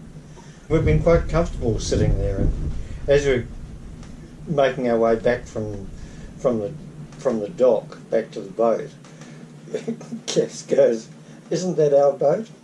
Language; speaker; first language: English; native; English